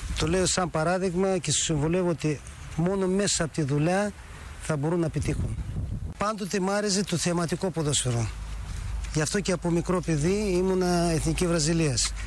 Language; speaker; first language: Greek; early bilingual, heritage; Greek